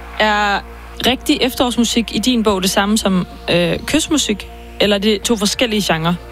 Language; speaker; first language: Danish; native; Danish